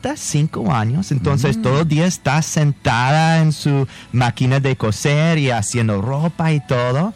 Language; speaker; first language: Spanish; non-native, fluent; English